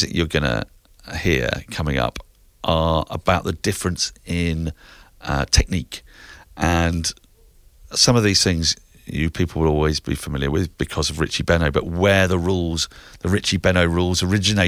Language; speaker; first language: English; native; English